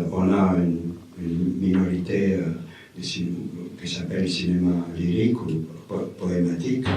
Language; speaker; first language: French; non-native, fluent; Romanian